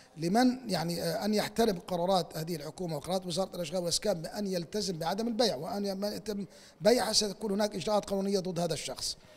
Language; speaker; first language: Arabic; native; Arabic